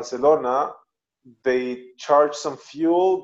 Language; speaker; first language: English; non-native, fluent; Spanish